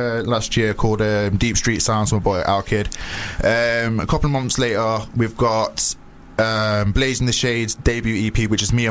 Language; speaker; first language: English; native; English